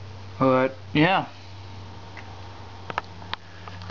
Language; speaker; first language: English; native; English